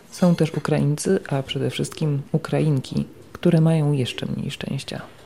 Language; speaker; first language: Polish; native; Polish